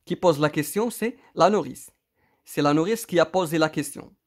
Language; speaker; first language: French; non-native, local second language; Arabic